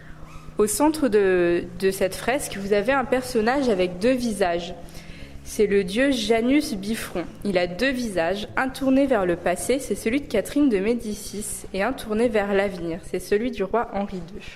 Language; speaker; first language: French; native; French